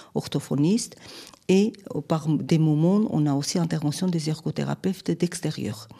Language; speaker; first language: French; non-native, fluent; Armenian